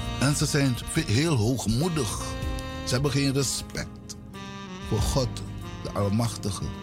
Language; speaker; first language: Dutch; non-native, local second language; Sranan Tongo